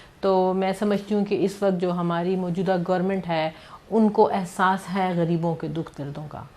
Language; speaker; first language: Urdu; native; Urdu